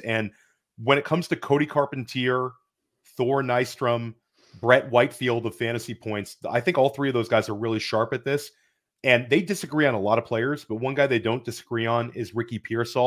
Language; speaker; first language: English; native; English